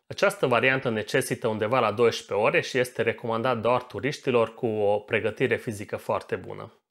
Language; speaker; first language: Romanian; non-native, local second language; Hungarian